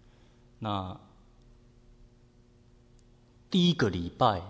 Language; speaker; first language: Chinese; native; Chinese